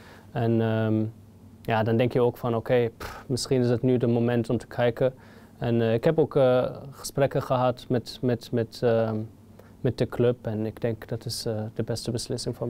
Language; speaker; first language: Dutch; non-native, fluent; German